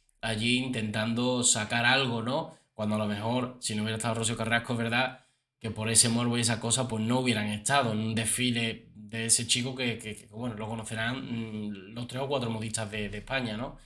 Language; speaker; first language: Spanish; native; Spanish